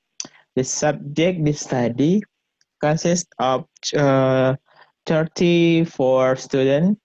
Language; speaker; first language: English; non-native, learner; Indonesian